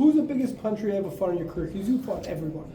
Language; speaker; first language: English; native; English